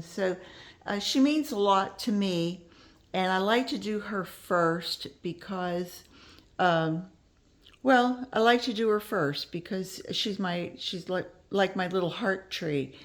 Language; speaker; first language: English; native; English